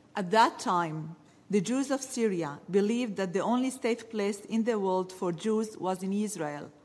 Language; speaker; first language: English; early bilingual, other home language; Arabic